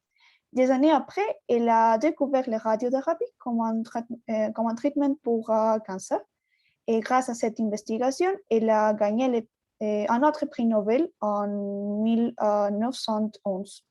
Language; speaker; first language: French; non-native, learner; Spanish